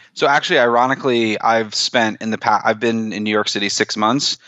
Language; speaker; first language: English; native; English